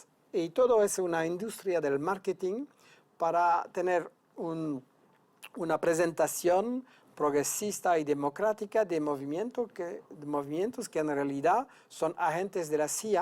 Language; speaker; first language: Spanish; non-native, fluent; French